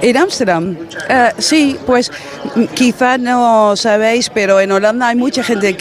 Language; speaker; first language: Spanish; non-native, fluent; Dutch